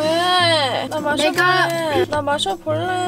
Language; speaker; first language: Korean; early bilingual, heritage; English